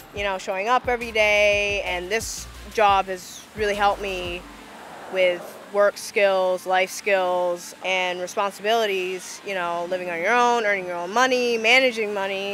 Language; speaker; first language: English; native; English